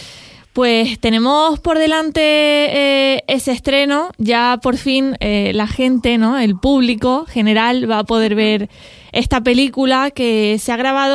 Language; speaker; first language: Spanish; native; Spanish